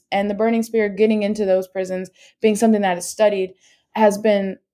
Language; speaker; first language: English; native; English